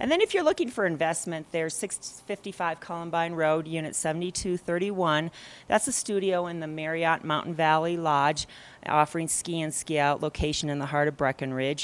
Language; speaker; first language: English; native; English